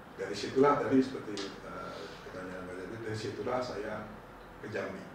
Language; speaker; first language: Indonesian; native; Indonesian